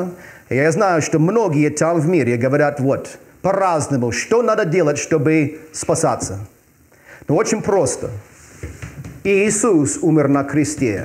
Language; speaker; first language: Russian; non-native, fluent; English